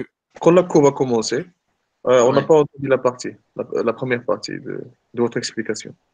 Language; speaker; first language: French; non-native, local second language; Arabic